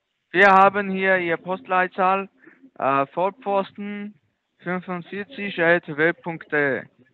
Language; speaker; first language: German; non-native, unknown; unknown